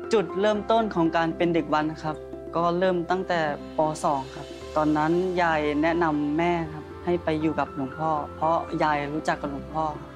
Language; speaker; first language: Thai; non-native, local second language; Karen languages